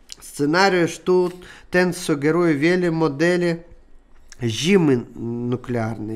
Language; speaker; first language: Polish; non-native, learner; Russian